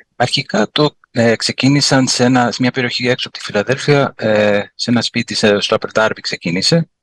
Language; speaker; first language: Greek; early bilingual, heritage; Greek